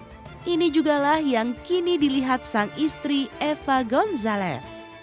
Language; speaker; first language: Indonesian; native; Indonesian